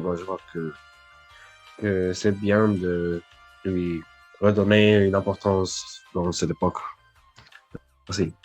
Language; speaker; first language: French; non-native, learner; Spanish